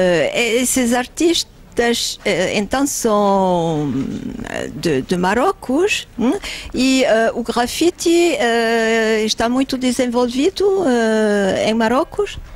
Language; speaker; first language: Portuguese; non-native, fluent; French